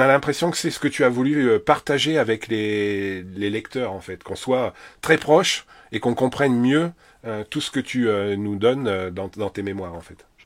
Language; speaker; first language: French; native; French